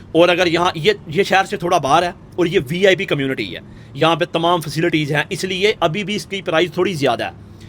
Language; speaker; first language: Urdu; native; Urdu